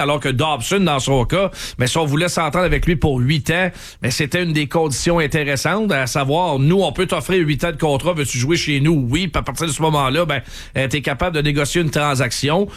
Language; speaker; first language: French; native; French